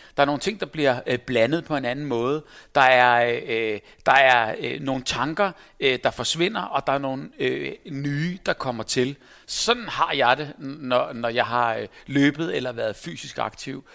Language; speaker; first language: Danish; native; Danish